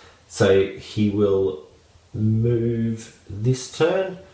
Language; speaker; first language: English; native; English